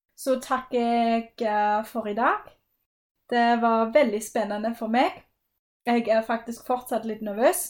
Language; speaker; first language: Norwegian; non-native, fluent; German